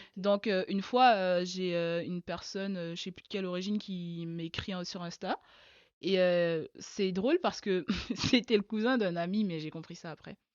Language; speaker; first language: French; early bilingual, other home language; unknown